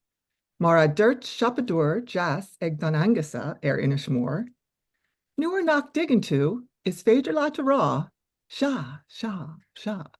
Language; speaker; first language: Irish; non-native, learner; English